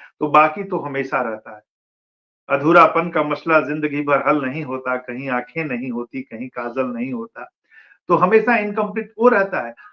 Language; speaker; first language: Hindi; non-native, local second language; Bhojpuri